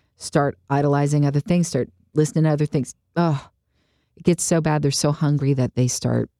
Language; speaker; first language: English; native; English